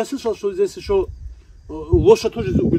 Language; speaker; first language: Russian; non-native, local second language; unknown